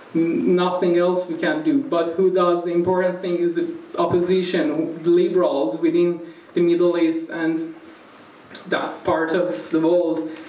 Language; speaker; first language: English; non-native, fluent; Persian